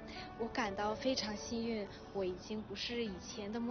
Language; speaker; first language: Chinese; early bilingual, other home language; Russian